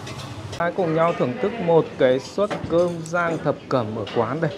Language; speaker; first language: Vietnamese; native; Vietnamese